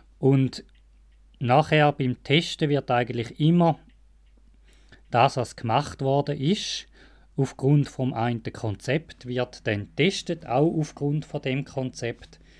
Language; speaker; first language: German; native; German